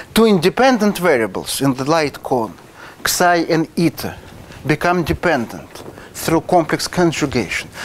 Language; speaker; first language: English; non-native, fluent; Russian